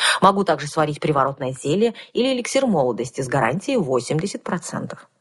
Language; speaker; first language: Russian; native; Russian